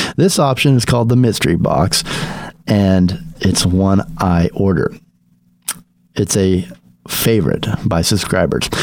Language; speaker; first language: English; native; English